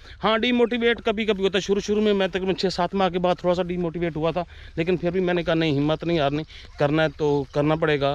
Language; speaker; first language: Urdu; native; Urdu